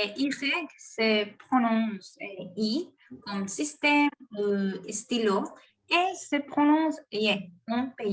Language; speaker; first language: French; non-native, learner; Spanish